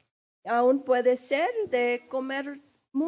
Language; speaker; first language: Spanish; early bilingual, heritage; English